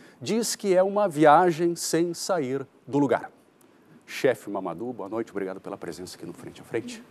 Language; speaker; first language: Portuguese; native; Portuguese